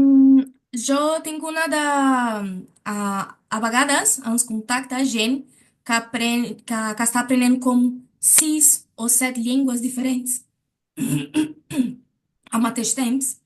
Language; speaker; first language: Catalan; non-native, learner; Portuguese